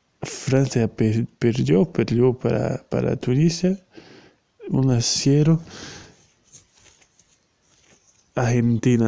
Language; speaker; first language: Spanish; non-native, learner; Portuguese